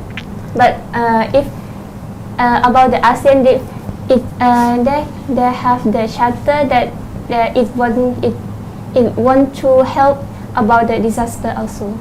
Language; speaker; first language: English; non-native, learner; Thai